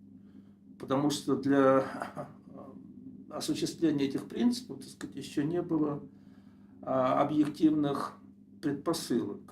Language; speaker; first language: Russian; native; Russian